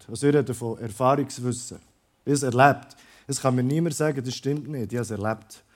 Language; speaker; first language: German; early bilingual, other home language; Croatian